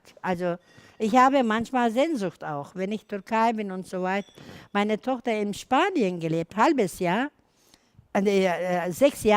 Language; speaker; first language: German; non-native, learner; Turkish